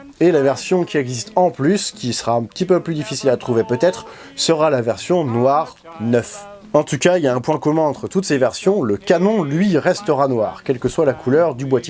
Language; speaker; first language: French; native; French